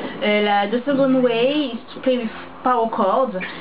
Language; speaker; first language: English; non-native, learner; French